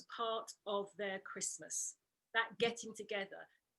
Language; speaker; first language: English; native; English